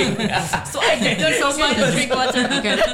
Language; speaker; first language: English; non-native, learner; Indonesian